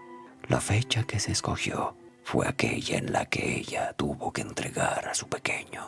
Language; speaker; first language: Spanish; native; Spanish